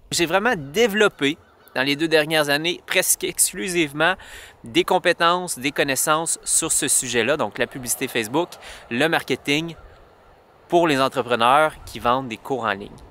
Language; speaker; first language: French; native; French